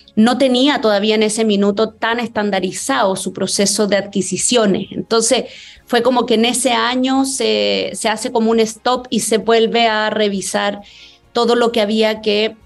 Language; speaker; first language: Spanish; native; Spanish